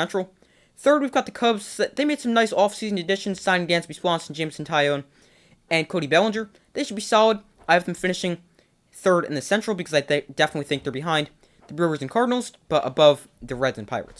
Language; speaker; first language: English; native; English